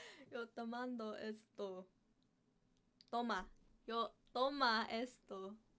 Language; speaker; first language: Spanish; early bilingual, heritage; Spanish